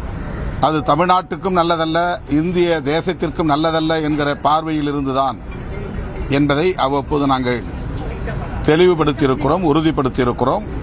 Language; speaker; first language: Tamil; native; Tamil